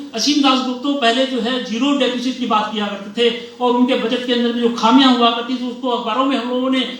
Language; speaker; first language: Hindi; non-native, local second language; Bangla